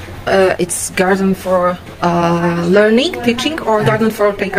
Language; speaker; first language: English; non-native, learner; Polish